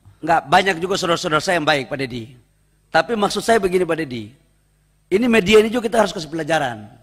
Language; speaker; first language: Indonesian; native; Indonesian